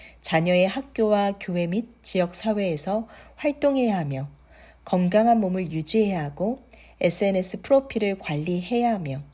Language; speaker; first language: Korean; native; Korean